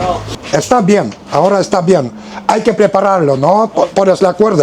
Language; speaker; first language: Spanish; non-native, learner; Lithuanian